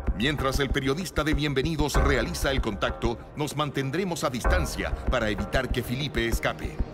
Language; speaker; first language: Spanish; native; Spanish